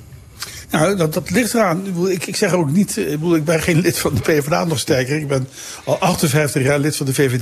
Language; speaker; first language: Dutch; native; Dutch